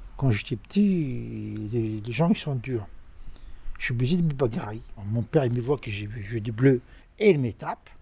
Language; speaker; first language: French; non-native, learner; Arabic